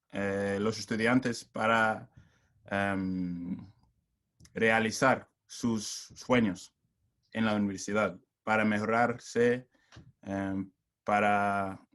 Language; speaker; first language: Spanish; non-native, learner; English